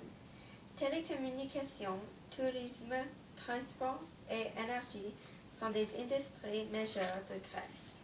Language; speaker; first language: French; non-native, learner; English